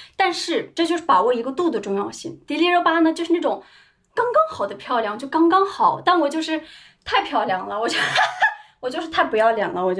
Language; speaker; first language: Chinese; non-native, local second language; Uyghur